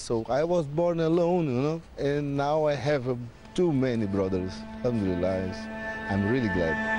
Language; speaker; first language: English; non-native, learner; Portuguese